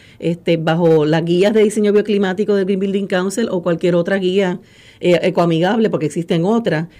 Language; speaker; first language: Spanish; native; Spanish